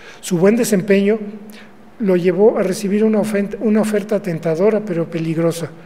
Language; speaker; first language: Spanish; native; Spanish